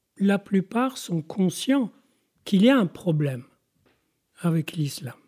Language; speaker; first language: French; non-native, local second language; Arabic